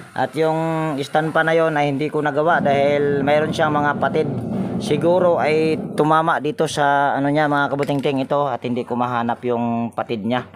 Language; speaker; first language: Filipino; non-native, local second language; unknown